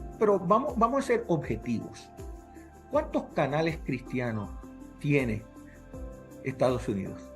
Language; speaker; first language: Spanish; early bilingual, heritage; English